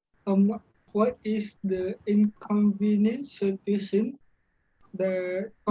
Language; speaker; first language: English; non-native, local second language; Malay